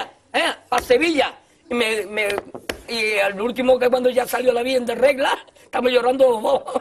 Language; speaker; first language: Spanish; native; Spanish